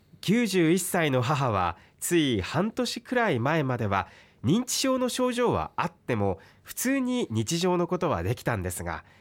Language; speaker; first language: Japanese; native; Japanese